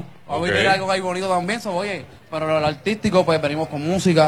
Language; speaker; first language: Spanish; native; Spanish